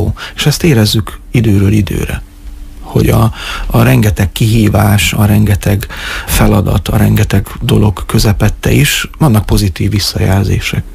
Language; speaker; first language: Hungarian; native; Hungarian